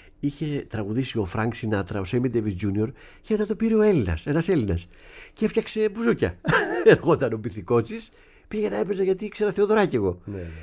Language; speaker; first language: Greek; early bilingual, heritage; Greek